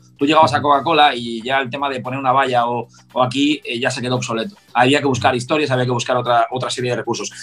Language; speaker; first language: Spanish; native; Spanish